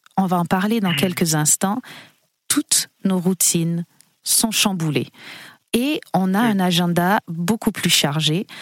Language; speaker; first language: French; native; French